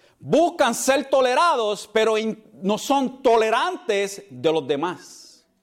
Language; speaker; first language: Spanish; early bilingual, heritage; Spanish